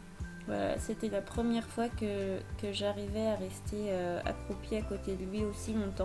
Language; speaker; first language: French; native; French